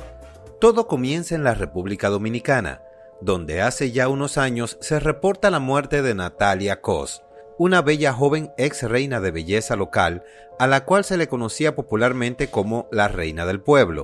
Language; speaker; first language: Spanish; native; Spanish